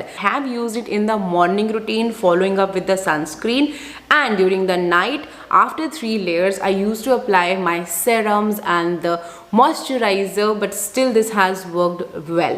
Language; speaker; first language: English; non-native, local second language; Hindi